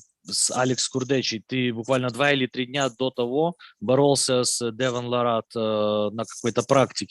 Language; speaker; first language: Russian; native; Russian